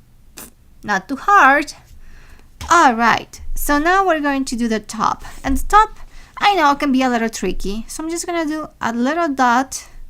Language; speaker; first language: English; non-native, fluent; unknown